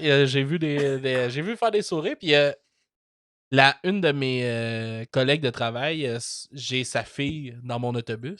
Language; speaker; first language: French; native; French